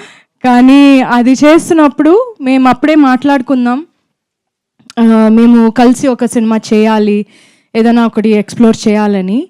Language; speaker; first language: Telugu; non-native, fluent; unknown